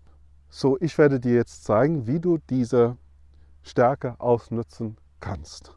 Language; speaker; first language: German; non-native, fluent; English